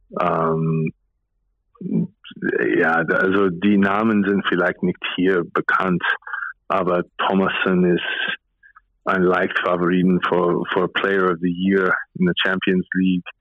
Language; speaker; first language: German; non-native, fluent; English